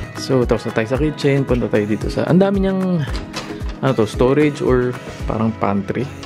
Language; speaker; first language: Filipino; native; Filipino